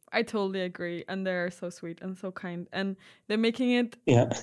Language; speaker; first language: English; non-native, fluent; Danish